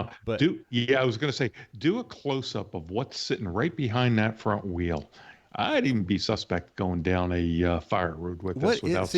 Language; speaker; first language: English; native; English